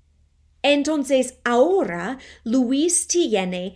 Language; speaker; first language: Spanish; non-native, fluent; English